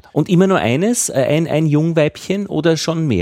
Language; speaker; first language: German; native; German